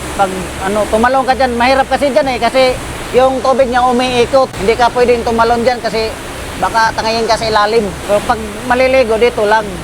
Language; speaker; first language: Filipino; non-native, local second language; Cebuano